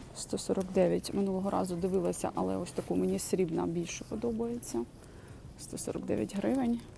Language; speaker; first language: Ukrainian; non-native, local second language; Russian